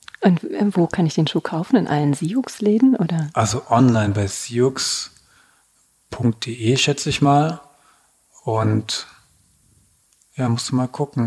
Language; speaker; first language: German; native; German